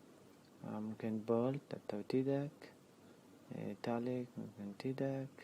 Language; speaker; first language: Indonesian; non-native, learner; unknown